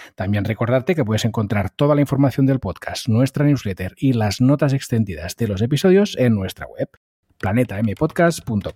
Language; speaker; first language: Spanish; non-native, local second language; Catalan